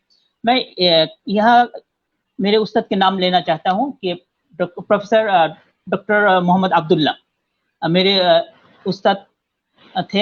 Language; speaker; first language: Hindi; non-native, fluent; Bangla